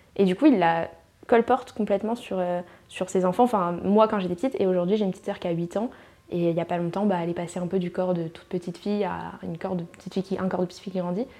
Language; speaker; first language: French; native; French